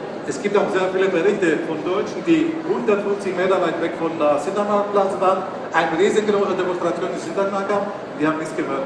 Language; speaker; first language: German; non-native, fluent; Greek